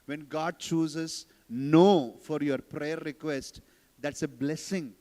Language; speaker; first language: English; non-native, local second language; Telugu